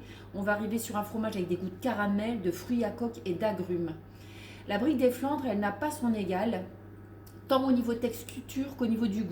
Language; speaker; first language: French; native; French